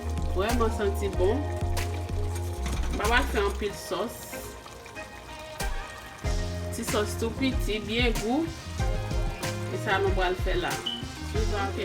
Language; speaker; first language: French; non-native, learner; Haitian Creole